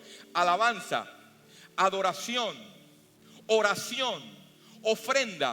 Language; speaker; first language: Spanish; native; Spanish